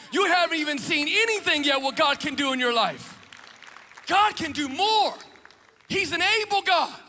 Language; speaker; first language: English; native; English